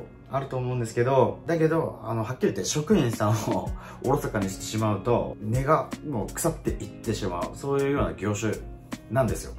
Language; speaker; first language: Japanese; native; Japanese